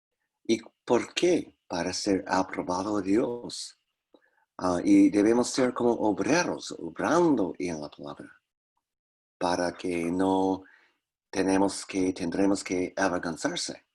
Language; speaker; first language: Spanish; non-native, fluent; English